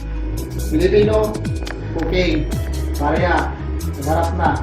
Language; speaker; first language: Filipino; non-native, learner; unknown